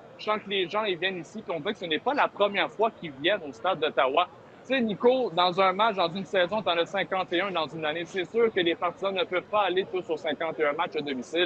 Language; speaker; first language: French; native; French